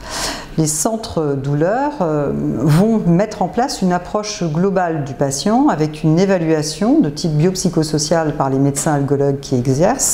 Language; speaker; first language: French; native; French